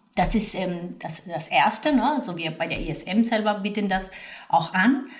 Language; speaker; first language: German; non-native, fluent; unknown